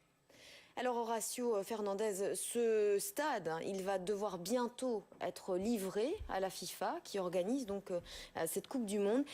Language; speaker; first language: French; native; French